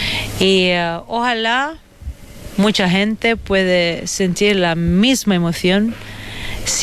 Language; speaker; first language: Spanish; non-native, fluent; Italian